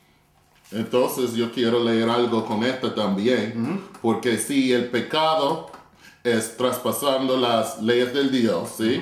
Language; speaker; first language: Spanish; non-native, fluent; English